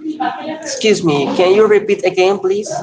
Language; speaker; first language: English; non-native, learner; Spanish